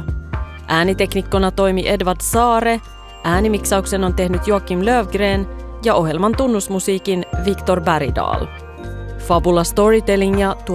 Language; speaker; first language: Finnish; native; Finnish